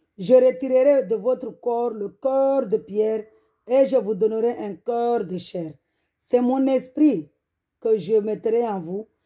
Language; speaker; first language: French; non-native, local second language; Comorian